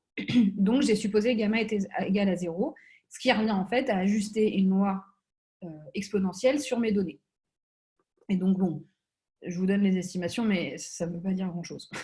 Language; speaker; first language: French; native; French